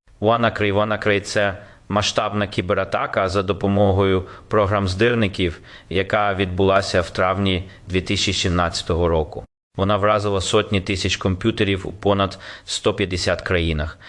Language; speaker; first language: Ukrainian; native; Ukrainian